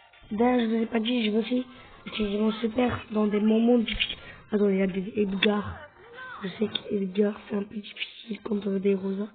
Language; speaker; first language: French; native; French